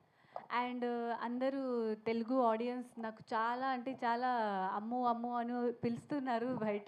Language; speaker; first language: Telugu; non-native, learner; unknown